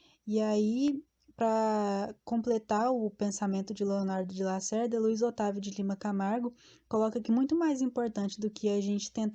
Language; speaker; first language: Portuguese; native; Portuguese